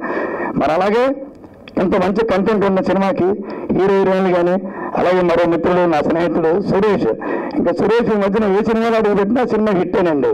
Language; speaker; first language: Telugu; native; Telugu